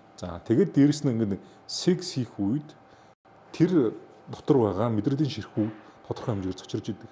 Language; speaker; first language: Mongolian; native; Mongolian